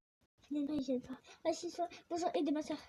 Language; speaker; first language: French; native; French